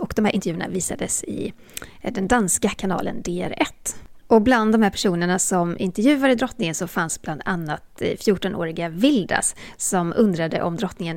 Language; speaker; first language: Swedish; native; Swedish